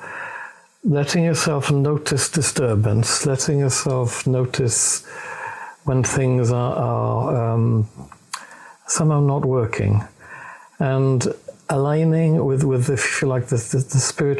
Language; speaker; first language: English; native; English